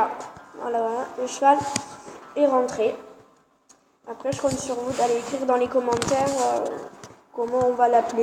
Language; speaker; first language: French; native; French